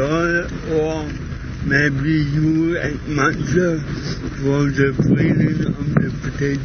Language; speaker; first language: English; non-native, learner; German